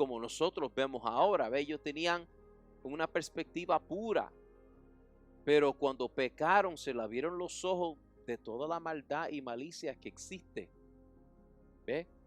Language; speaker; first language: Spanish; early bilingual, heritage; English